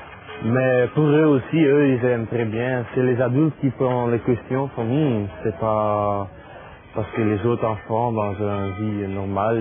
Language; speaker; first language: French; non-native, fluent; Dutch